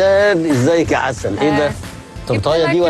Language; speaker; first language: Arabic; native; Arabic